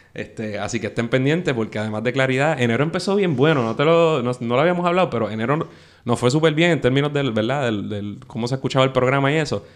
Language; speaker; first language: Spanish; native; Spanish